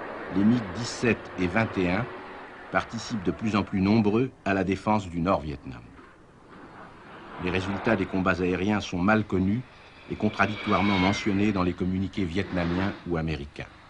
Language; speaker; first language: French; native; French